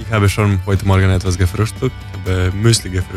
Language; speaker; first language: German; non-native, learner; Croatian